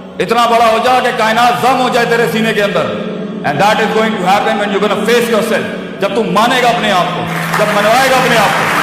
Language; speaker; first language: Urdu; non-native, local second language; Punjabi